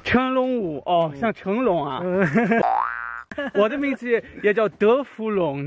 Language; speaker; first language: Chinese; non-native, fluent; German